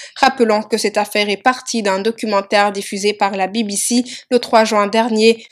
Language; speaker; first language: French; non-native, local second language; Wolof